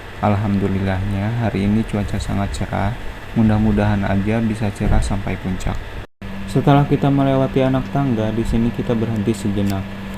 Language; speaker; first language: Indonesian; native; Indonesian